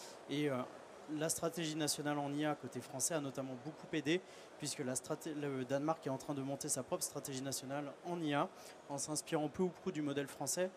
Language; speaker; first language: French; native; French